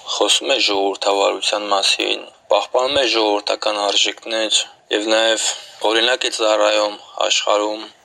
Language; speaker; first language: Armenian; early bilingual, heritage; Armenian